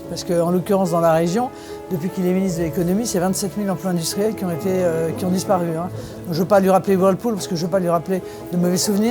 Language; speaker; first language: French; native; French